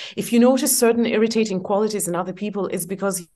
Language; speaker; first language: English; non-native, fluent; Estonian